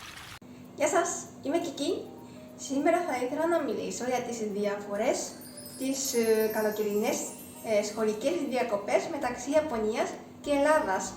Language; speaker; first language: Greek; non-native, fluent; Japanese